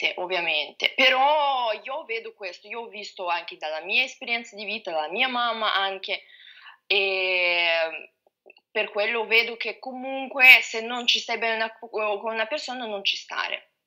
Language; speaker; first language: Italian; non-native, fluent; Russian